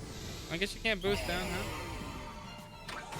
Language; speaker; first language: English; native; English